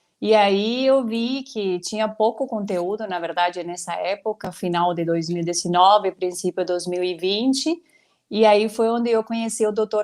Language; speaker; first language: Portuguese; non-native, fluent; Spanish